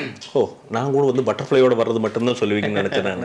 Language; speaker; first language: Tamil; native; Tamil